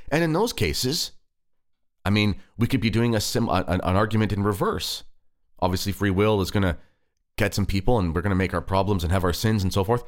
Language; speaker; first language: English; native; English